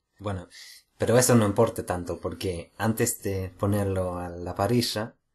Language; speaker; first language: Spanish; non-native, fluent; English